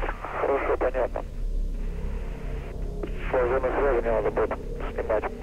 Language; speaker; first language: Russian; non-native, fluent; English